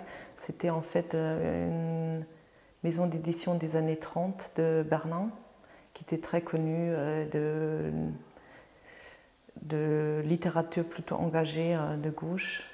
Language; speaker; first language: French; non-native, fluent; German